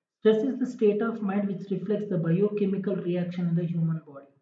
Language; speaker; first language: English; non-native, local second language; Kannada